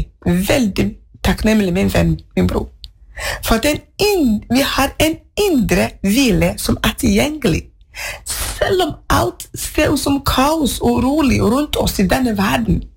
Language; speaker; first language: Norwegian; non-native, fluent; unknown